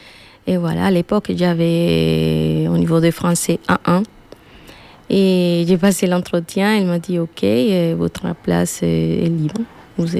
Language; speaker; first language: French; non-native, learner; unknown